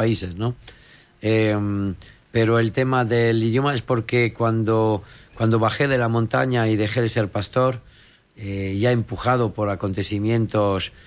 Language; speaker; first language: Spanish; non-native, fluent; French